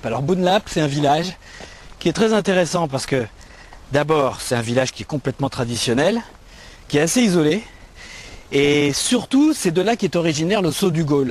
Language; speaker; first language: French; native; French